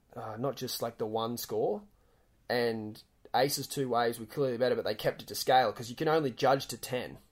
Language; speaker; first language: English; native; English